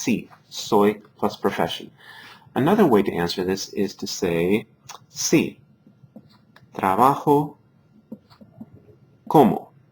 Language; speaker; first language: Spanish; non-native, fluent; English